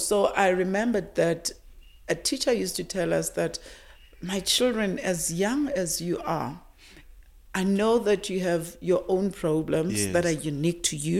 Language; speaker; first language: English; non-native, local second language; Zulu